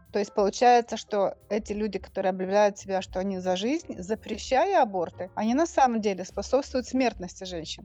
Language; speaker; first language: Russian; non-native, local second language; Romanian